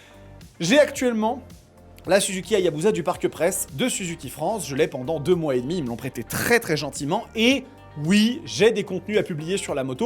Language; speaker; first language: French; native; French